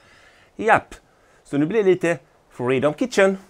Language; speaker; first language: Swedish; native; Swedish